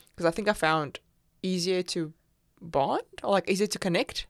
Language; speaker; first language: English; non-native, fluent; Russian